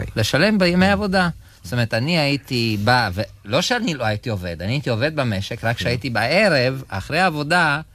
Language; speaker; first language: Hebrew; non-native, fluent; Romanian